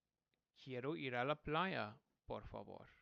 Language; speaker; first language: Spanish; non-native, fluent; English